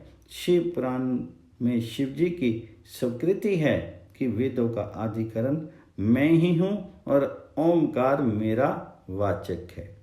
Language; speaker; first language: Hindi; native; Hindi